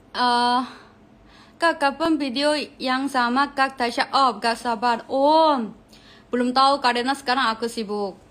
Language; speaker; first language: Indonesian; non-native, fluent; Korean